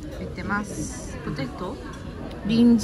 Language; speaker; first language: Japanese; non-native, fluent; Korean